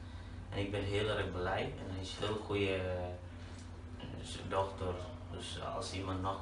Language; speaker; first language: Dutch; non-native, learner; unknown